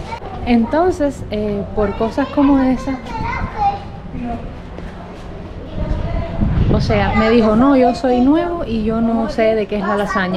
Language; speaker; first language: Spanish; native; Spanish